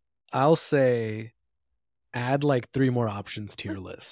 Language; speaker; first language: English; native; English